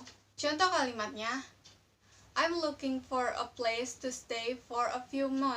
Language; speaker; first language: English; non-native, learner; Indonesian